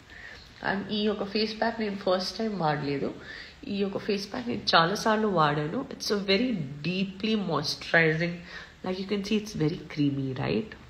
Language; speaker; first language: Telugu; non-native, local second language; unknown